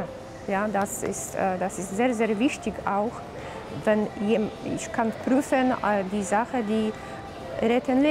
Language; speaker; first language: German; non-native, learner; Polish